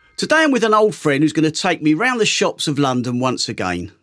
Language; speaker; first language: English; native; English